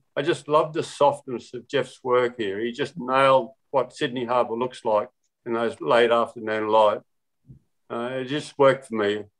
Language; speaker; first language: English; native; English